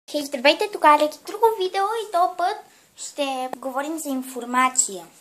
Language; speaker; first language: Bulgarian; early bilingual, heritage; Bulgarian